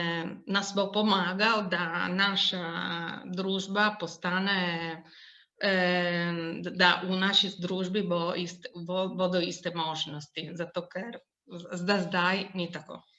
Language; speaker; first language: Slovenian; non-native, local second language; Italian